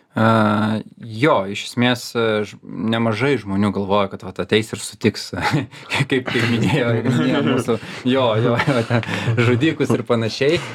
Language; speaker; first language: Lithuanian; non-native, local second language; Russian